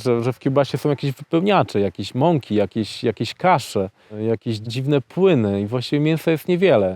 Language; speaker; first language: Polish; native; Polish